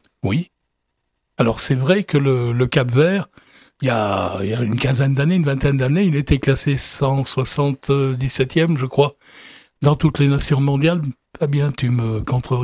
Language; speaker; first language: French; native; French